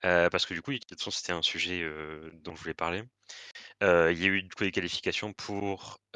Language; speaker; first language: French; native; French